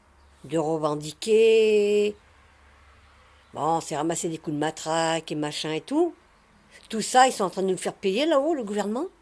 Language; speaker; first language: French; native; French